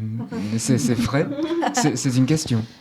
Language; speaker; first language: French; non-native, learner; Korean